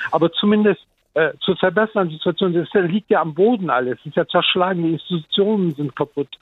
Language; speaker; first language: German; early bilingual, other home language; Turkish